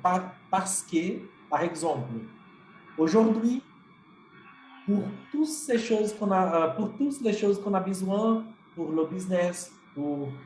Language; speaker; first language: French; non-native, fluent; Portuguese